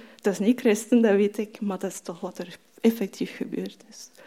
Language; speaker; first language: Dutch; non-native, fluent; French